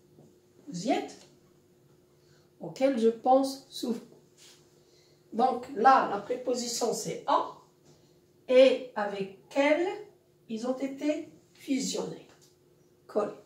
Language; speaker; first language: French; non-native, local second language; Arabic